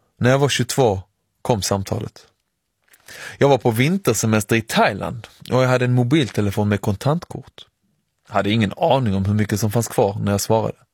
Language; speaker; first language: Swedish; early bilingual, other home language; Persian